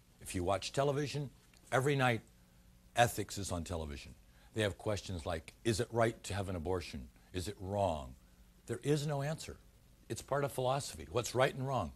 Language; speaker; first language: English; native; English